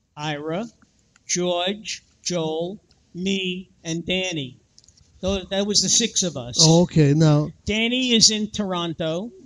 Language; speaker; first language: English; native; English